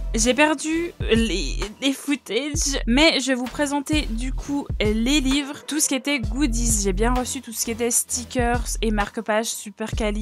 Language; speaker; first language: French; native; French